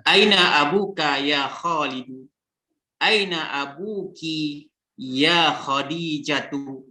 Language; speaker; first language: Arabic; non-native, fluent; Indonesian